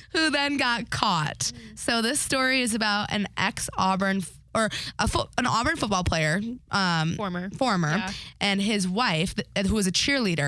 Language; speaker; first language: English; native; English